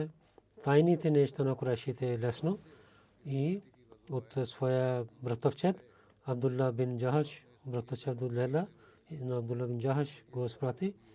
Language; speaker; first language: Bulgarian; non-native, learner; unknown